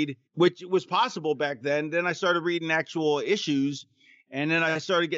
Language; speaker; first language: English; native; English